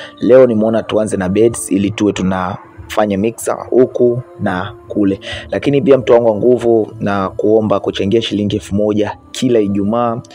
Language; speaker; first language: Swahili; native; Swahili